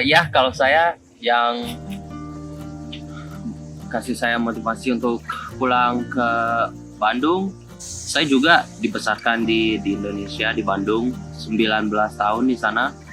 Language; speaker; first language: Indonesian; non-native, local second language; English